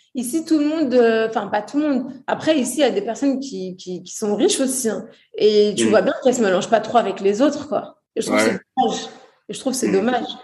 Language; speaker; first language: French; early bilingual, other home language; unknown